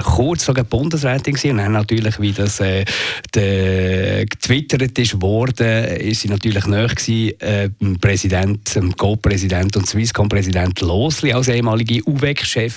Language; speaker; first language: German; native; German